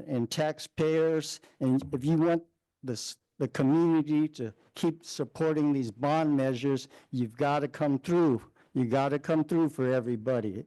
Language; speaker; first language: English; native; English